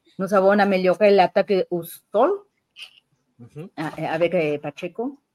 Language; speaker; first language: French; non-native, learner; Spanish